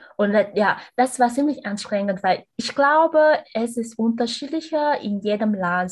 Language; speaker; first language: German; non-native, learner; Vietnamese